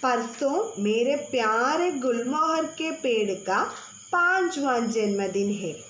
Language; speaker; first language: Hindi; non-native, local second language; Malayalam